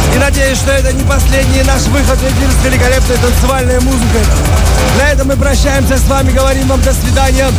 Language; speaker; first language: Russian; native; Russian